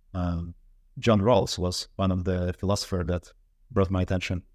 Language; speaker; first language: English; non-native, fluent; Russian